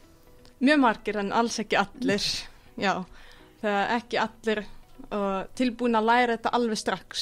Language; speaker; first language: Icelandic; non-native, fluent; Russian